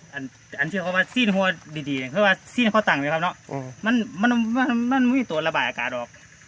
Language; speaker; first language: Thai; non-native, local second language; Northeastern Thai